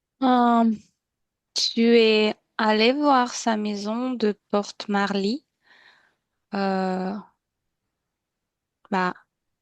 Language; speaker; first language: French; non-native, learner; Ukrainian